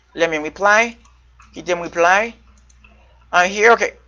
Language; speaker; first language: English; non-native, fluent; Haitian Creole